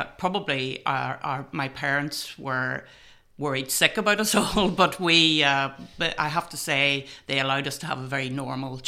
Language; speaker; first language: English; native; English